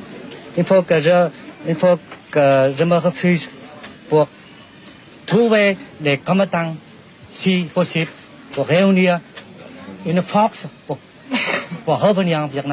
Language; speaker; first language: French; non-native, fluent; Vietnamese